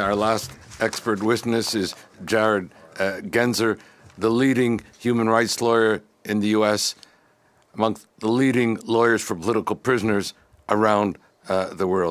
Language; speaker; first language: English; native; English